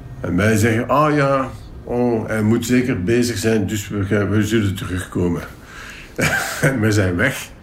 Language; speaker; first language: Dutch; non-native, local second language; French